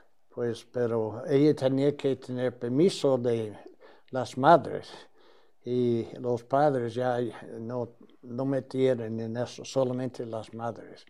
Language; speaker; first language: Spanish; non-native, fluent; English